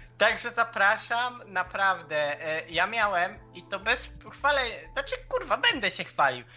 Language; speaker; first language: Polish; native; Polish